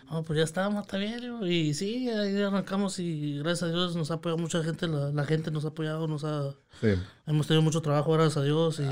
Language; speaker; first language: Spanish; native; Spanish